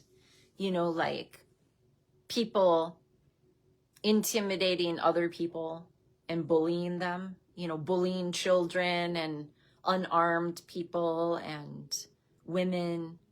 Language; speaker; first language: English; native; English